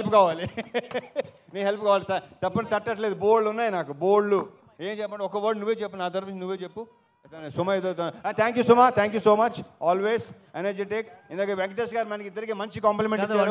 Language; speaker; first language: Telugu; native; Telugu